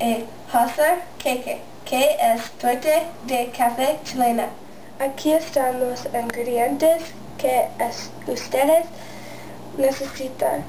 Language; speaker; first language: Spanish; non-native, learner; English